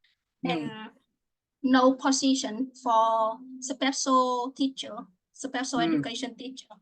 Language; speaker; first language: English; non-native, fluent; Vietnamese